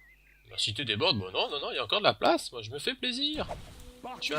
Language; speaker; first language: French; native; French